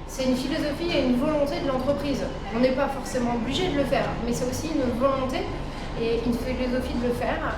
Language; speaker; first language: French; native; French